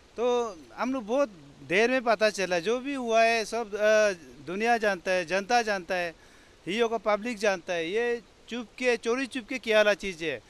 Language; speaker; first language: Hindi; non-native, local second language; Adi